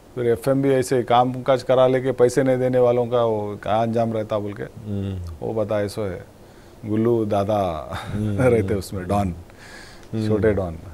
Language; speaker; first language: Hindi; non-native, local second language; Telugu